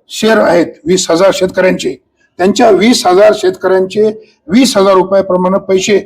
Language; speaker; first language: Marathi; native; Marathi